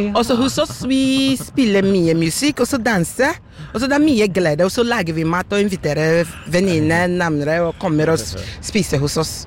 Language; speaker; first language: Norwegian; non-native, fluent; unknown